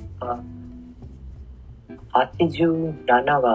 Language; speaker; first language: Japanese; non-native, learner; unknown